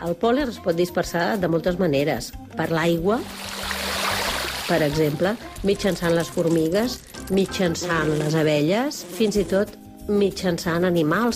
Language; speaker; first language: Catalan; native; Catalan